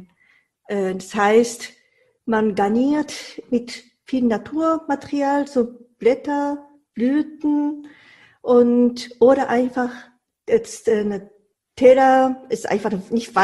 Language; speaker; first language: German; non-native, fluent; Japanese